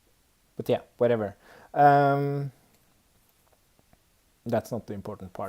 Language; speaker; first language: English; non-native, fluent; Swedish